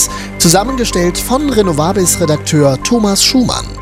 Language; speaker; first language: German; native; German